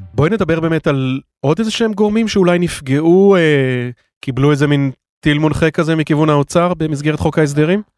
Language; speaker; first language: Hebrew; native; Hebrew